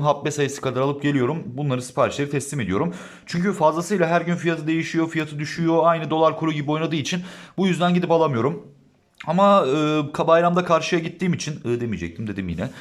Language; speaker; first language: Turkish; native; Turkish